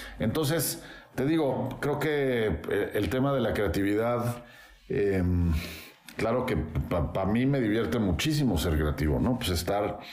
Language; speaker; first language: Spanish; native; Spanish